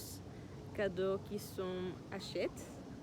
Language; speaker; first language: French; non-native, learner; Spanish